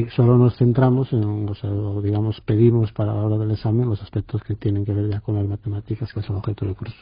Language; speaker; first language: Spanish; native; Spanish